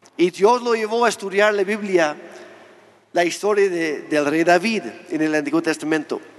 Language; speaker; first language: Spanish; non-native, fluent; English